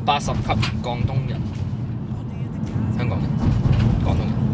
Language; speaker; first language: Cantonese; early bilingual, heritage; Cantonese